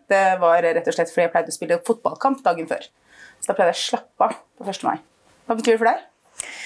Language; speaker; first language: Norwegian; early bilingual, other home language; Arabic